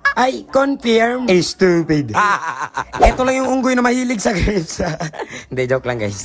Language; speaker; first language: Filipino; non-native, local second language; Chavacano